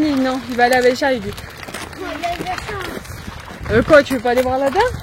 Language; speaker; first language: French; native; French